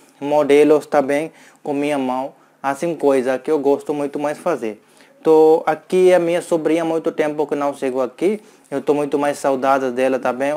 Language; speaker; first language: Portuguese; non-native, learner; Hindi